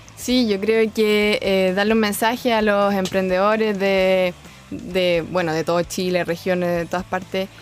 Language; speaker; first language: Spanish; native; Spanish